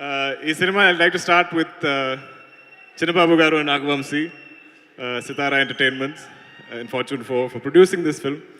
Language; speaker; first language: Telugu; non-native, learner; Malayalam